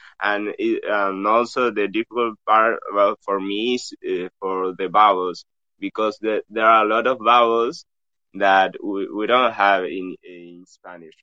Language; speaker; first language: English; non-native, fluent; Spanish